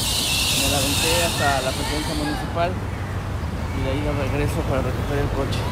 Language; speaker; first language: Spanish; native; Spanish